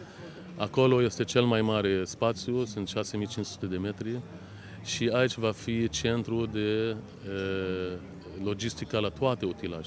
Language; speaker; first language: Romanian; non-native, fluent; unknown